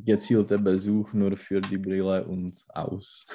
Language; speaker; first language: German; non-native, learner; Czech